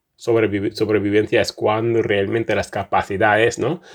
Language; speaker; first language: Spanish; non-native, fluent; Wolof